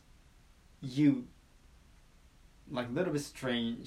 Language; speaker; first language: English; non-native, fluent; Japanese